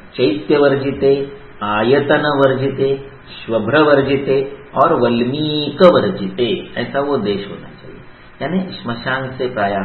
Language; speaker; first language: Hindi; non-native, local second language; Marathi